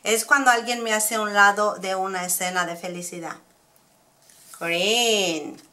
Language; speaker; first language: Spanish; early bilingual, heritage; Spanish